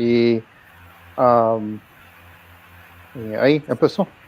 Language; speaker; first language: Spanish; early bilingual, heritage; Spanish